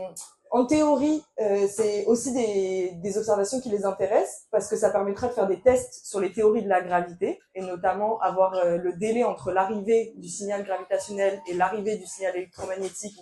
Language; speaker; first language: French; native; French